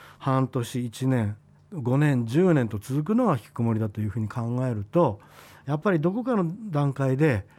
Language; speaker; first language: Japanese; native; Japanese